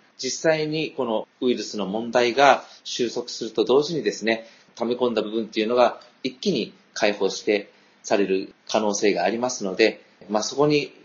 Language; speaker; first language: Japanese; native; Japanese